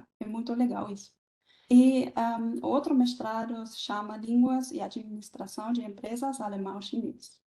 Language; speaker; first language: Portuguese; non-native, fluent; German